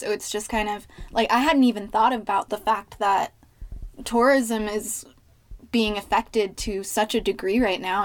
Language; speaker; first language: English; early bilingual, other home language; Spanish